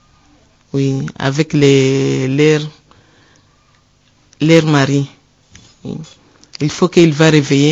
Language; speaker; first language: French; non-native, learner; Rundi